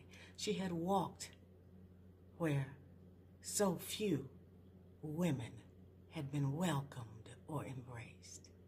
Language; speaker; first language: English; native; English